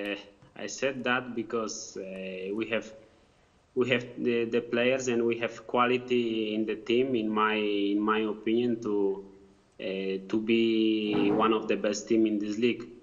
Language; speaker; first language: English; non-native, fluent; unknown